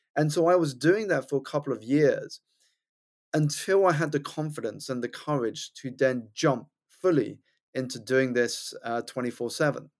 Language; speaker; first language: English; native; English